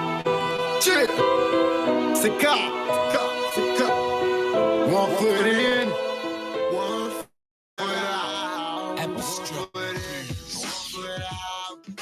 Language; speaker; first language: English; native; English